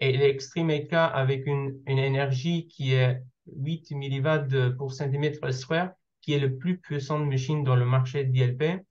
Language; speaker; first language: French; non-native, learner; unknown